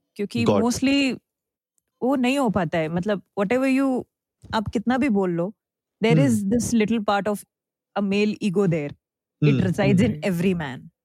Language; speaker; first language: Hindi; non-native, local second language; Marathi